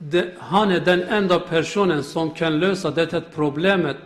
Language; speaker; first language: Swedish; non-native, learner; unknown